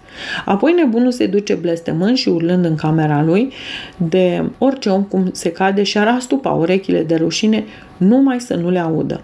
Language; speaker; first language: Romanian; native; Romanian